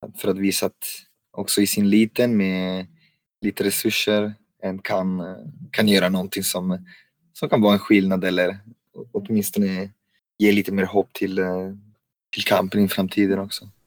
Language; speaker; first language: Swedish; non-native, fluent; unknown